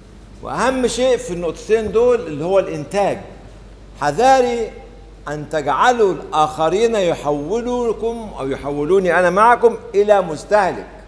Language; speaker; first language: Arabic; native; Arabic